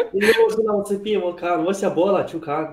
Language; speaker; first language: Chinese; non-native, learner; Russian